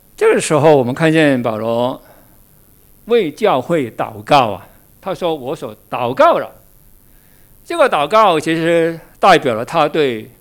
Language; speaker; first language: Chinese; non-native, local second language; Min Nan Chinese